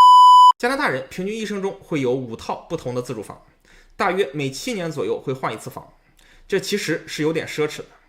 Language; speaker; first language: Chinese; native; Chinese